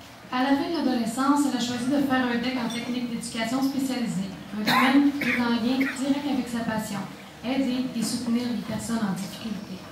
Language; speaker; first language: French; native; French